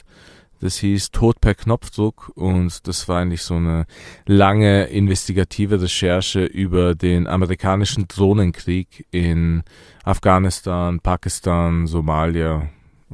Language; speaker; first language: German; early bilingual, other home language; Persian